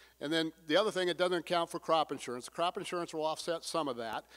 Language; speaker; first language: English; native; English